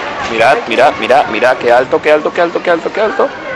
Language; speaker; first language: Spanish; native; Spanish